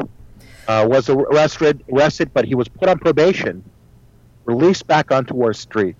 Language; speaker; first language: English; early bilingual, other home language; Spanish